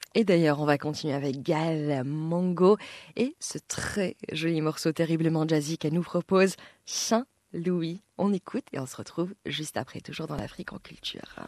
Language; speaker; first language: French; non-native, local second language; Arabic